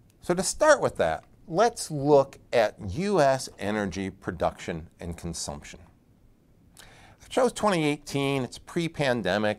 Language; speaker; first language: English; native; English